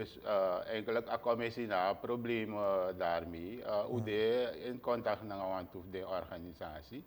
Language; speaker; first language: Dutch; non-native, local second language; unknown